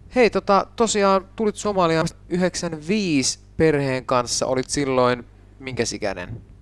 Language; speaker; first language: Finnish; native; Finnish